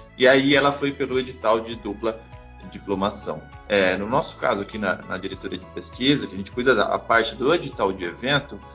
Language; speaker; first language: Portuguese; native; Portuguese